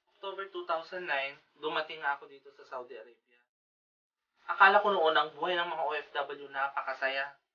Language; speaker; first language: Filipino; non-native, local second language; Iloko